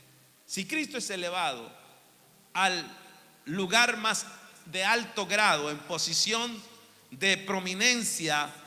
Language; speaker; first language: Spanish; native; Spanish